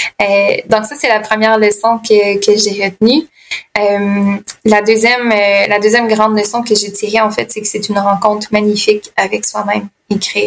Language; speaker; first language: French; native; French